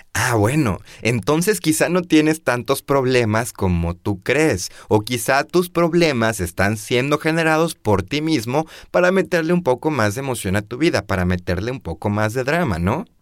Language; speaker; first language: Spanish; native; Spanish